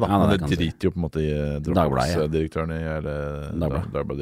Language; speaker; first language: Norwegian; native; Norwegian